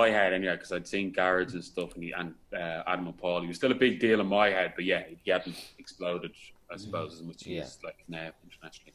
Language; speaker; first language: English; native; English